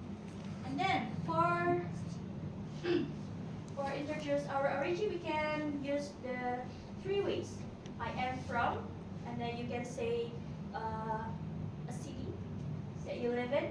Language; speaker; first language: English; non-native, fluent; Indonesian